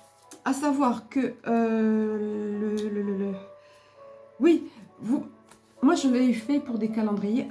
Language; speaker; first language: French; native; French